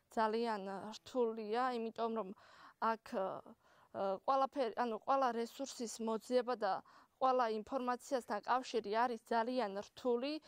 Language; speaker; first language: Georgian; native; Georgian